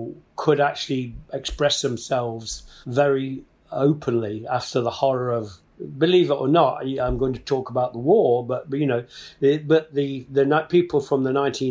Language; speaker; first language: English; native; English